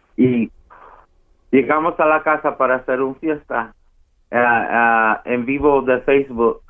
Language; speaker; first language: Spanish; early bilingual, heritage; Spanish